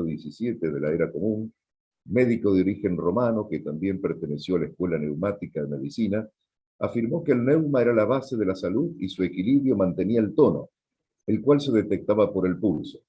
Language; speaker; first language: Spanish; native; Spanish